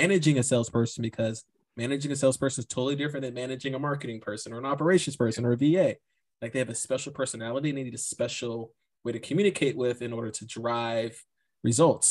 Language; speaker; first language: English; native; English